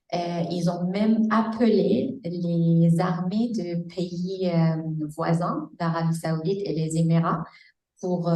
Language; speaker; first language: French; non-native, fluent; Arabic